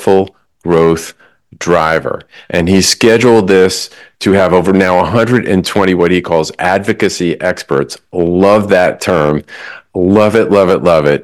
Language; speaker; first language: English; native; English